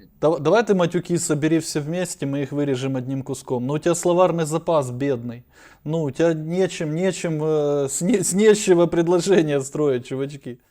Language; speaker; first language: Russian; non-native, local second language; Ukrainian